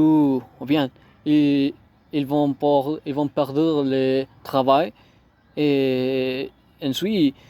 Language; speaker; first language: French; non-native, learner; Spanish